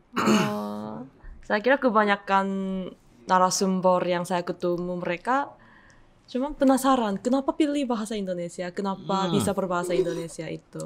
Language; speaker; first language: Indonesian; non-native, fluent; Korean